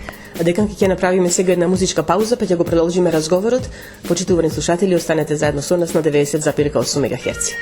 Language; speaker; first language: Macedonian; native; Macedonian